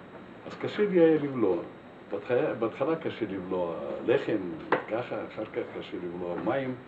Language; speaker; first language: Hebrew; non-native, fluent; Russian